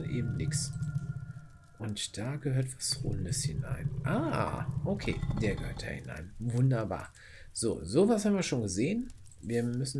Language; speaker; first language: German; native; German